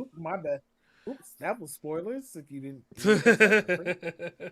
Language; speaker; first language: English; native; English